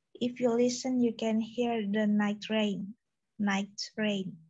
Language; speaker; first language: English; non-native, learner; Indonesian